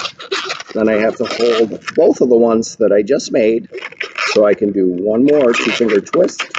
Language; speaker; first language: English; native; English